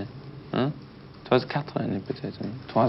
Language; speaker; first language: French; non-native, learner; English